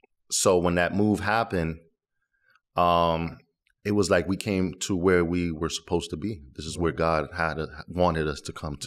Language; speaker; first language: English; early bilingual, other home language; Spanish